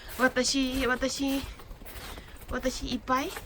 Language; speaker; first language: Japanese; non-native, learner; Thai